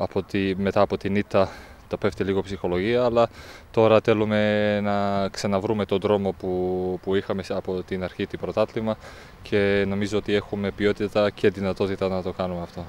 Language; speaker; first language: Greek; non-native, fluent; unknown